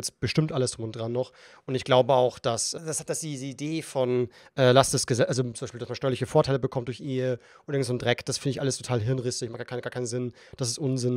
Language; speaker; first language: German; native; German